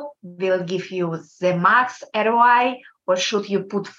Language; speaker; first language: English; non-native, fluent; Kazakh